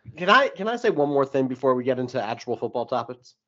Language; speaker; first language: English; native; English